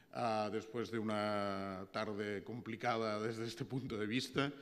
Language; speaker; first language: Spanish; native; Spanish